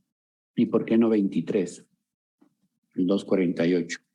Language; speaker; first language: Spanish; native; Spanish